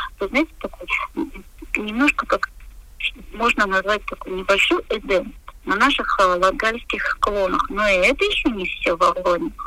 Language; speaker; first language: Russian; native; Russian